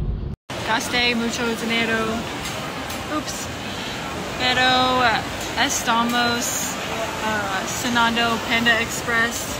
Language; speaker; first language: Spanish; non-native, learner; English